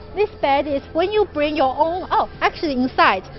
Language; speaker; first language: English; non-native, fluent; Chinese